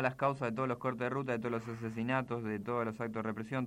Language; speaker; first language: Spanish; native; Spanish